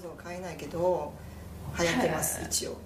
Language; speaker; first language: Japanese; non-native, fluent; Chinese